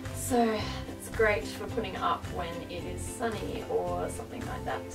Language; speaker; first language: English; native; English